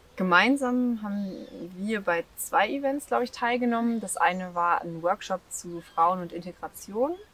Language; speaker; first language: German; native; German